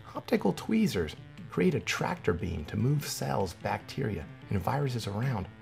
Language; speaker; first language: English; native; English